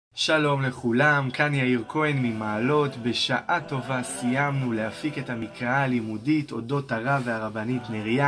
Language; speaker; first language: Hebrew; native; Hebrew